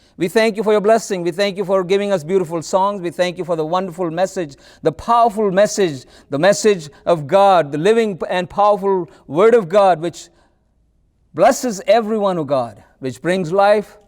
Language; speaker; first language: English; non-native, local second language; Malayalam